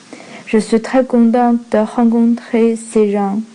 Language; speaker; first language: French; non-native, learner; Chinese